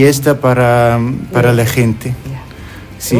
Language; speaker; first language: Spanish; non-native, learner; Russian